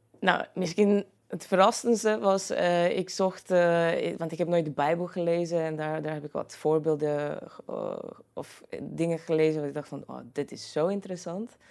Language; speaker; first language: Dutch; non-native, fluent; Croatian